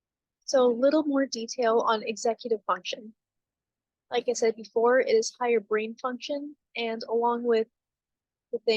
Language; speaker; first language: English; native; English